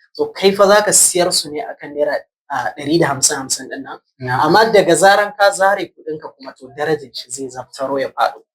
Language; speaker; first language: Hausa; native; Hausa